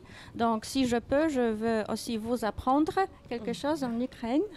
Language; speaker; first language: French; non-native, fluent; Polish